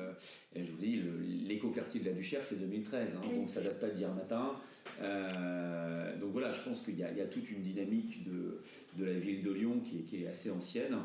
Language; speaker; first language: French; native; French